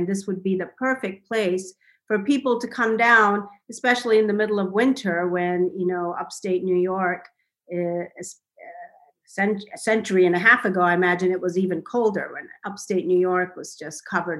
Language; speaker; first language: English; non-native, local second language; Bangla